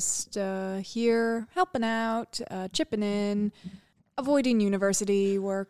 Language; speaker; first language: English; native; English